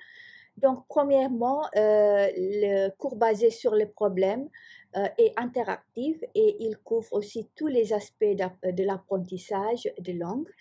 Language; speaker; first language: French; non-native, fluent; Malay